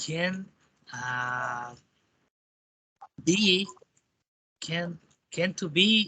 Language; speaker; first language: English; non-native, learner; Spanish